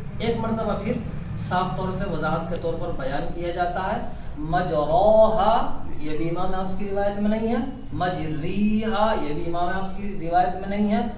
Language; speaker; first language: Urdu; native; Urdu